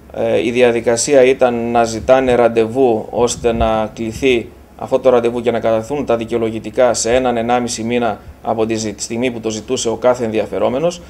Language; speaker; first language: Greek; native; Greek